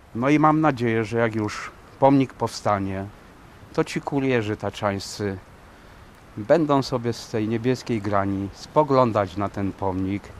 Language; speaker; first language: Polish; native; Polish